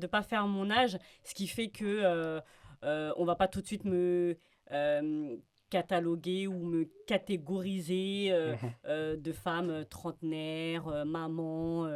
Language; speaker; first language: French; early bilingual, other home language; Fula